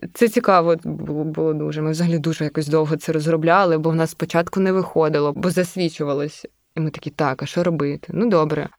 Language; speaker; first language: Ukrainian; native; Ukrainian